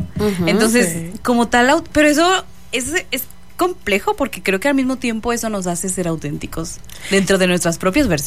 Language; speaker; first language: Spanish; native; Spanish